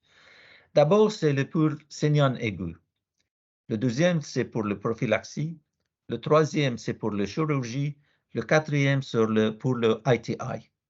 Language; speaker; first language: French; non-native, learner; Arabic